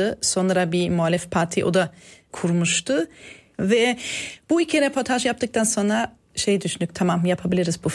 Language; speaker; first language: Turkish; non-native, fluent; German